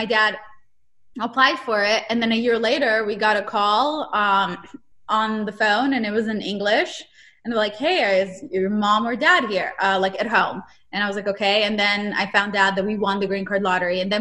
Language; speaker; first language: English; non-native, fluent; Hebrew